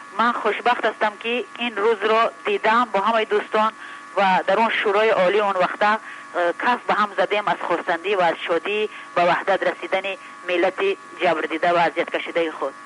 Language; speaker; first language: Persian; native; Persian